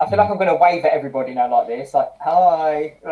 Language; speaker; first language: English; native; English